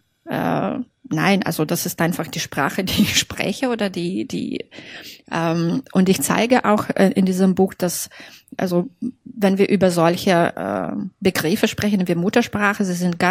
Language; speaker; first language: German; non-native, fluent; Belarusian